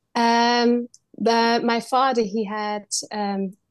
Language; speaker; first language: English; non-native, learner; Dutch